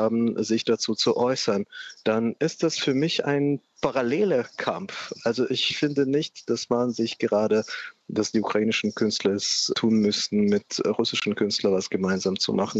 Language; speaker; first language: German; non-native, fluent; Russian